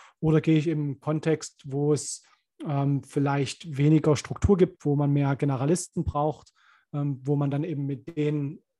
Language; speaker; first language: German; native; German